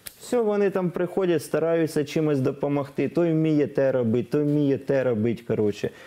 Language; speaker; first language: Ukrainian; non-native, local second language; Russian